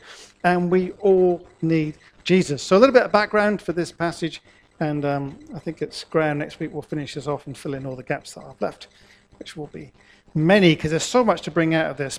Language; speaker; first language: English; native; English